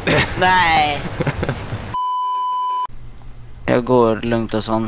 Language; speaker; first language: Swedish; native; Swedish